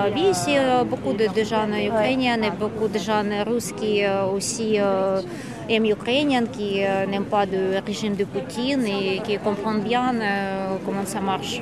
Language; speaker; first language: French; non-native, learner; Russian